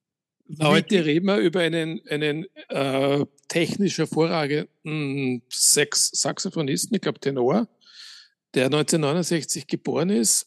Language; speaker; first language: German; native; German